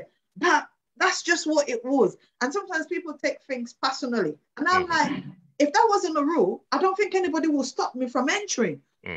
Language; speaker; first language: English; non-native, local second language; Krio